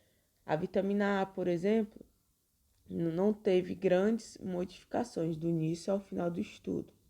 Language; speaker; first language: Portuguese; native; Portuguese